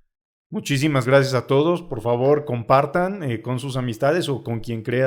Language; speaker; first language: Spanish; native; Spanish